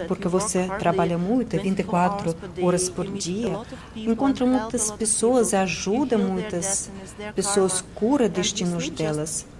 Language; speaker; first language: Portuguese; non-native, fluent; Russian